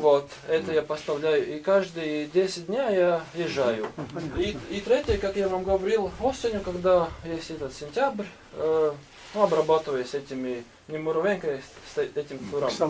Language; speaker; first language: Russian; non-native, learner; Latvian